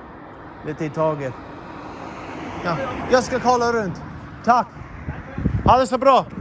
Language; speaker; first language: Swedish; non-native, learner; English